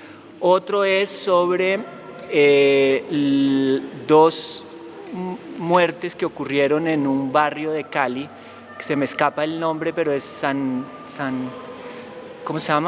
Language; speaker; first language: Spanish; native; Spanish